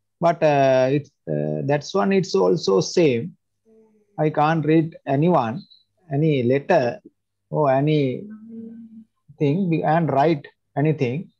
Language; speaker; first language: English; non-native, learner; Sinhala